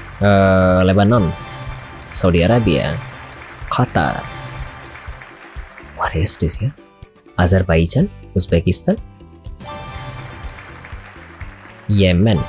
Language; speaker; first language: English; non-native, learner; Indonesian